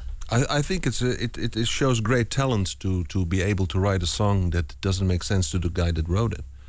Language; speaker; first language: English; non-native, fluent; Dutch